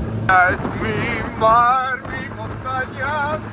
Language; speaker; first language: Spanish; native; Spanish